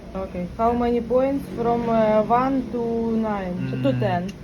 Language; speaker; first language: English; non-native, learner; Russian